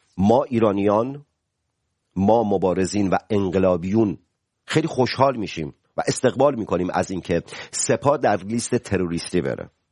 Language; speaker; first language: Persian; native; Persian